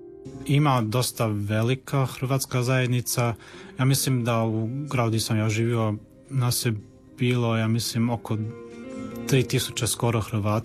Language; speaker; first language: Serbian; early bilingual, heritage; Croatian